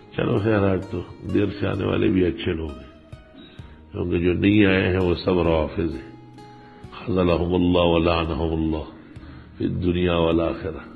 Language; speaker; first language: Urdu; non-native, local second language; Pashto